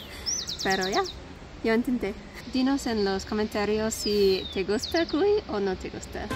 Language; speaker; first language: Spanish; non-native, learner; English